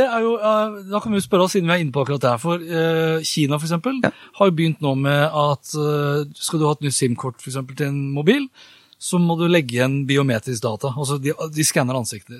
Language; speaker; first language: Norwegian; native; Norwegian